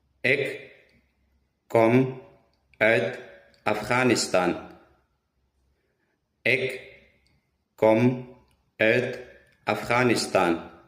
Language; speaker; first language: Dutch; non-native, learner; Pashto